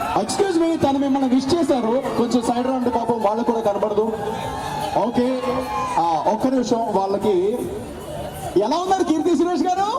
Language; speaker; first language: Telugu; native; Telugu